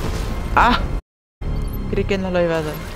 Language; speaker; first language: Spanish; native; Spanish